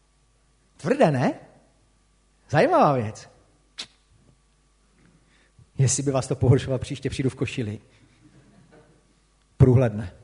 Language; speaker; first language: Czech; native; Czech